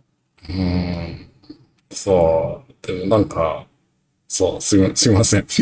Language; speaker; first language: Japanese; non-native, learner; English